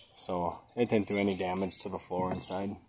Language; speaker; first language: English; native; English